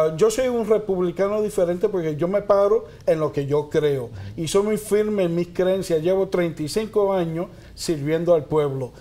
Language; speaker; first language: Spanish; early bilingual, heritage; Spanish